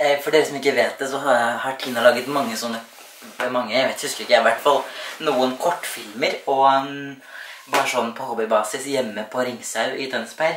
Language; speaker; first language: Norwegian; native; Norwegian